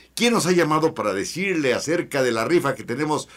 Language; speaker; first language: Spanish; native; Spanish